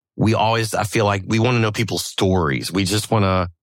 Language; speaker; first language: English; native; English